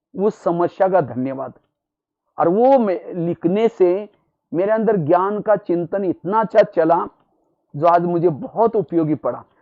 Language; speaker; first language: Hindi; non-native, local second language; Marathi